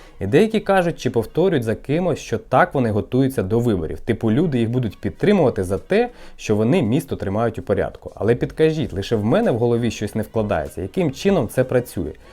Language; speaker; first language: Ukrainian; non-native, local second language; Russian